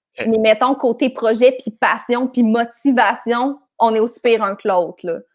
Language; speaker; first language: French; native; French